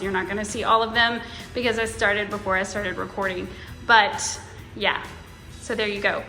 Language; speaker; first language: English; native; English